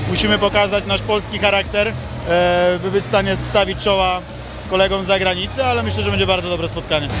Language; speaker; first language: Polish; native; Polish